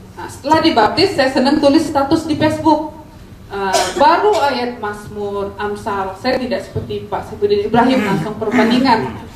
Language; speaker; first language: Indonesian; native; Indonesian